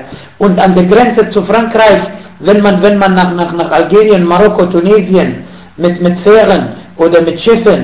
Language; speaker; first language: German; non-native, fluent; Arabic